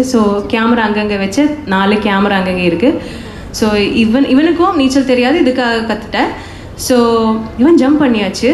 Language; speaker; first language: Tamil; non-native, learner; Malayalam